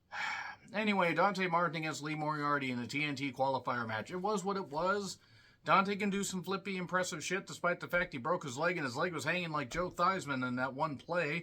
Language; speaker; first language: English; native; English